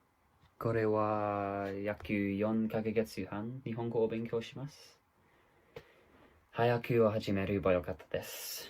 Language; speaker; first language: Japanese; non-native, learner; English